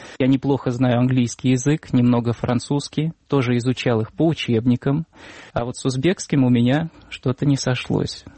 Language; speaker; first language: Russian; native; Russian